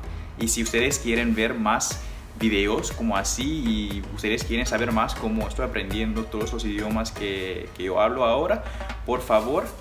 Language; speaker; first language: Spanish; early bilingual, heritage; Spanish